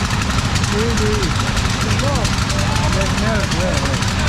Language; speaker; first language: French; non-native, learner; Persian